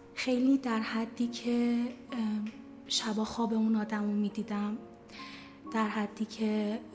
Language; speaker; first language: Persian; native; Persian